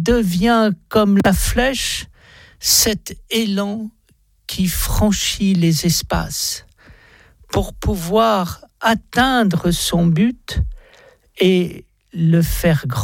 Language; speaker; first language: French; native; French